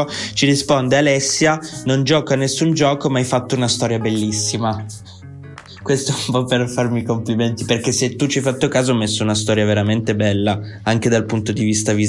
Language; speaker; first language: Italian; native; Italian